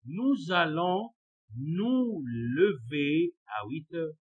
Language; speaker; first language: French; non-native, fluent; Arabic